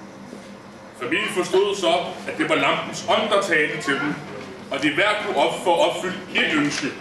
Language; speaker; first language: Danish; native; Danish